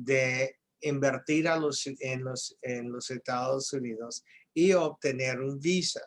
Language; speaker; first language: Spanish; early bilingual, heritage; English